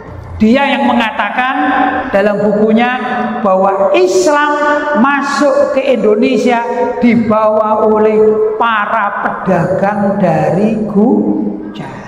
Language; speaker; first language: Indonesian; native; Indonesian